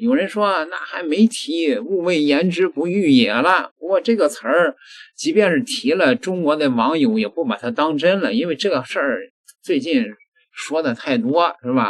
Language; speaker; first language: Chinese; native; Chinese